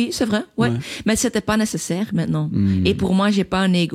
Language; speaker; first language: French; non-native, local second language; Dutch